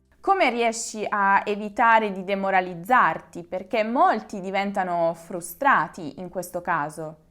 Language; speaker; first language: Italian; native; Italian